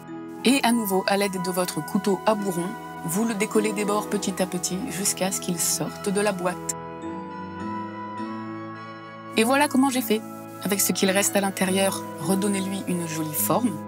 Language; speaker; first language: French; native; French